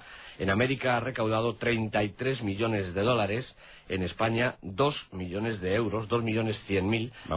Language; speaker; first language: Spanish; native; Spanish